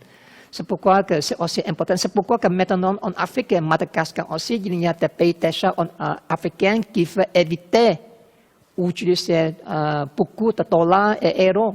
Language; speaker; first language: French; non-native, fluent; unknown